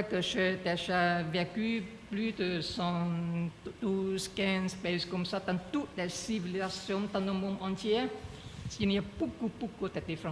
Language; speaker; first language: French; non-native, learner; Chinese